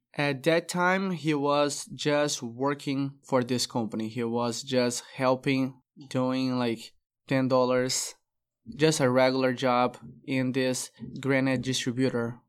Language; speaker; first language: English; non-native, fluent; Portuguese